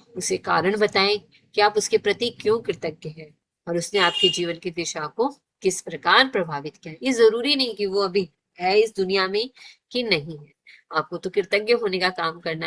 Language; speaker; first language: Hindi; native; Hindi